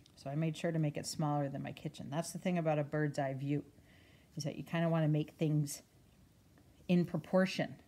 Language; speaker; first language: English; native; English